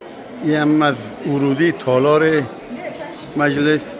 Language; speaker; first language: Persian; native; Persian